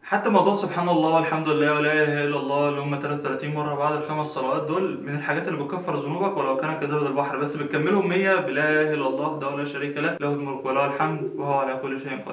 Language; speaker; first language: Arabic; native; Arabic